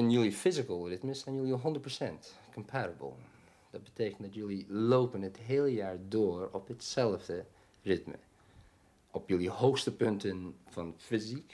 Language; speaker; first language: Dutch; non-native, learner; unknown